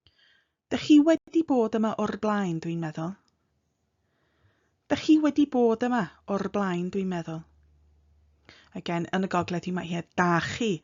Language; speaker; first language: Welsh; non-native, fluent; English